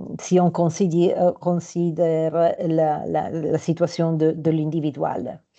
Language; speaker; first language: French; non-native, fluent; Italian